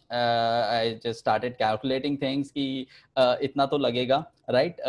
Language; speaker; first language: English; non-native, local second language; Hindi